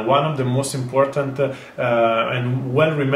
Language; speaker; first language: English; non-native, fluent; Italian